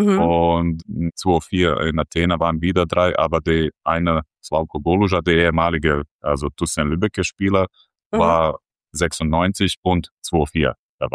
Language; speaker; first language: German; non-native, fluent; Croatian